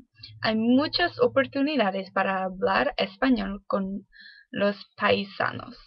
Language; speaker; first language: Spanish; non-native, learner; English